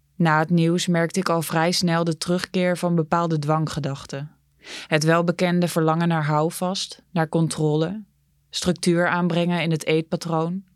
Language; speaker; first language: Dutch; native; Dutch